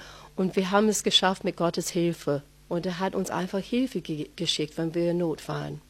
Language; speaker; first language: German; non-native, fluent; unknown